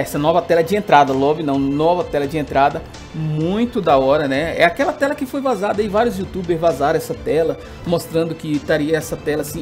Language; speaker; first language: Portuguese; native; Portuguese